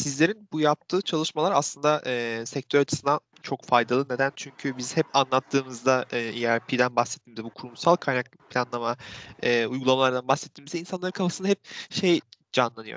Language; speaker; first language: Turkish; native; Turkish